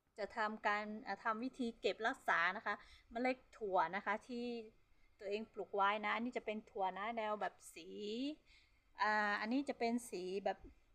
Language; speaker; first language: Thai; non-native, local second language; Hmong